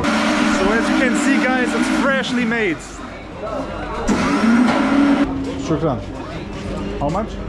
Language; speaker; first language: English; non-native, fluent; Turkish